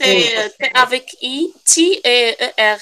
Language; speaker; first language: French; non-native, local second language; Arabic